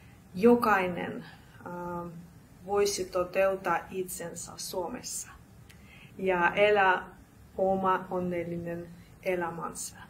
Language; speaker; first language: Finnish; non-native, fluent; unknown